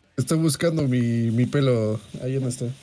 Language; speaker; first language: Spanish; native; Spanish